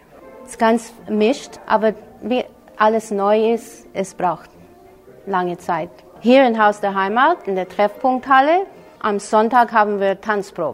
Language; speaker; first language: German; early bilingual, heritage; German